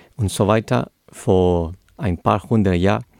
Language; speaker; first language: German; non-native, learner; Spanish